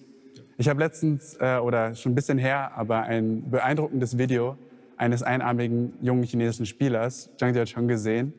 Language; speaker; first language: German; native; German